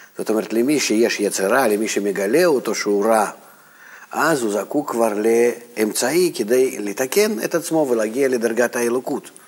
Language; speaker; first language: Hebrew; non-native, fluent; Russian